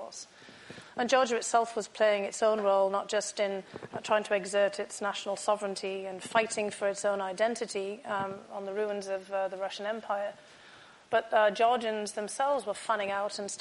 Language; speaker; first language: English; native; English